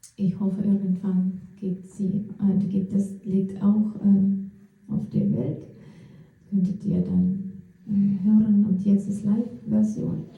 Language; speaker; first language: German; non-native, fluent; Russian